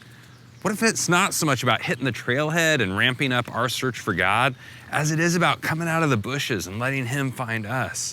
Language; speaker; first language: English; native; English